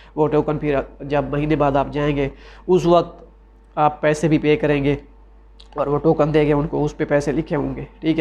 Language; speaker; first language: Urdu; non-native, local second language; Saraiki